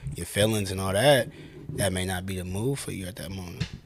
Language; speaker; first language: English; native; English